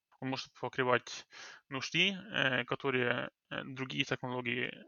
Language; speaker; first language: Russian; non-native, fluent; Norwegian